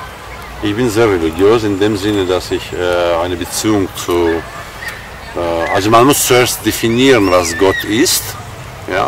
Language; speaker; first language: German; non-native, fluent; Armenian